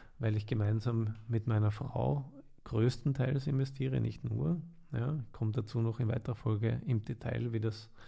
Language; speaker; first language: German; native; German